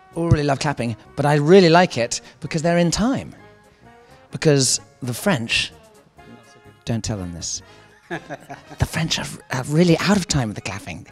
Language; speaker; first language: English; native; English